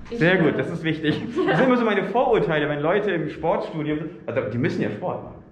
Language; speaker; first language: German; native; German